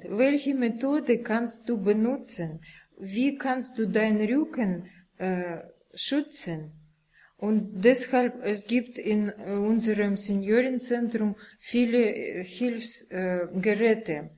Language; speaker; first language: German; non-native, learner; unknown